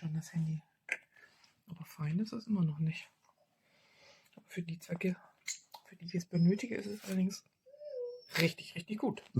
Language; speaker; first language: German; native; German